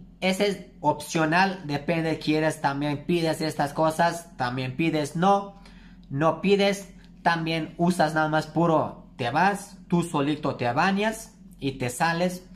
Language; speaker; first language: Spanish; non-native, learner; Turkish